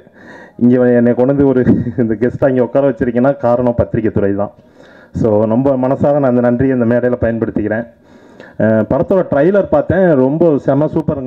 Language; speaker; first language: Tamil; native; Tamil